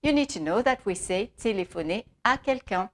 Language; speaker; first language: French; non-native, fluent; English